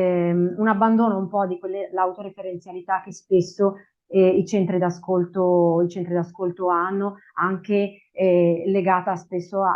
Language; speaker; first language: Italian; native; Italian